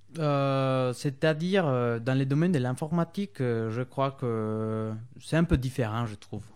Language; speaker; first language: French; non-native, fluent; Spanish